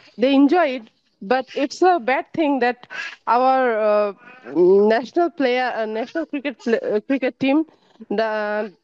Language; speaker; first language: English; non-native, learner; Bangla